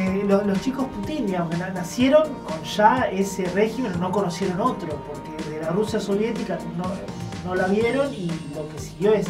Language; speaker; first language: Spanish; native; Spanish